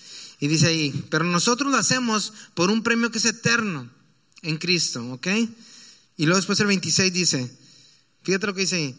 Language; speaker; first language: Spanish; native; Spanish